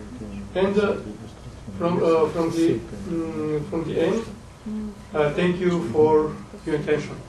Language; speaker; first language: English; non-native, fluent; Serbian